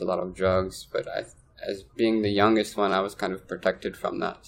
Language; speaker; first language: English; native; English